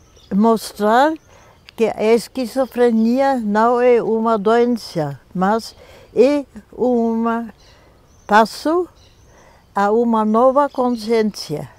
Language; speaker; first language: Portuguese; non-native, fluent; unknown